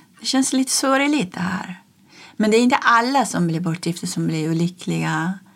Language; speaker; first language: Swedish; non-native, fluent; Persian